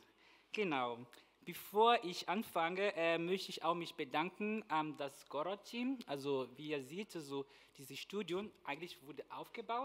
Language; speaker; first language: German; non-native, fluent; Portuguese